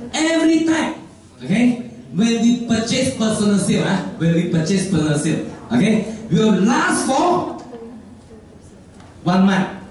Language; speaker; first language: English; non-native, local second language; Chinese